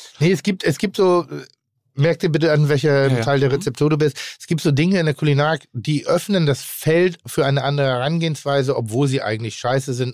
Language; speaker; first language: German; native; German